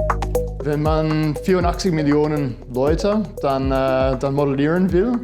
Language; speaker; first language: German; non-native, fluent; English